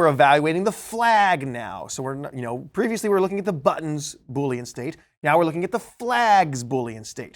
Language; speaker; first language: English; native; English